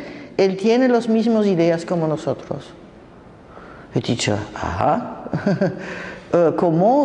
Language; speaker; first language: Spanish; non-native, fluent; German